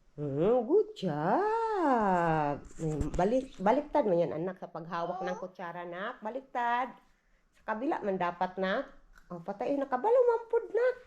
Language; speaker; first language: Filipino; non-native, local second language; Cebuano